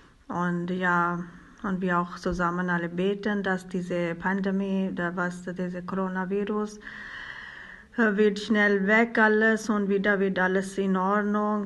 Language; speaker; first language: German; non-native, learner; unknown